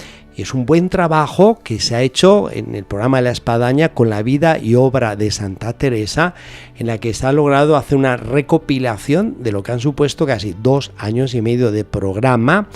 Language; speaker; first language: Spanish; native; Spanish